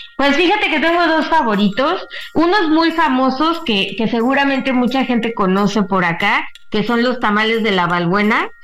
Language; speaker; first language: Spanish; native; Spanish